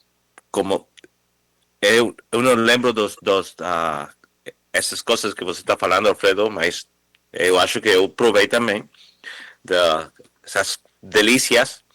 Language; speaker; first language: Portuguese; non-native, learner; Spanish